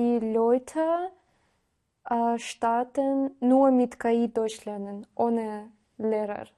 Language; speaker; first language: German; non-native, learner; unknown